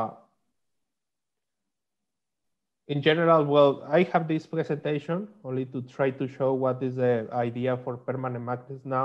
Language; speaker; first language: English; non-native, learner; Spanish